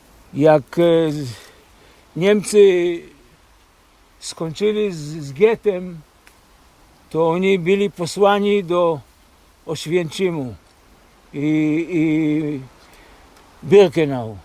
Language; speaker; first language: Polish; early bilingual, heritage; Polish